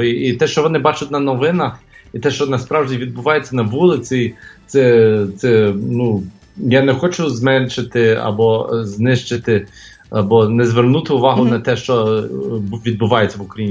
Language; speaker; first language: Ukrainian; early bilingual, heritage; English